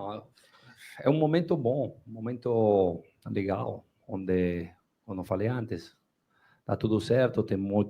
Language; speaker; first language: Portuguese; non-native, fluent; Spanish